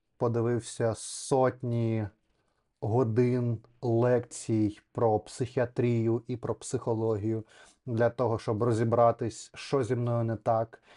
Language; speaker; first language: Ukrainian; non-native, local second language; Russian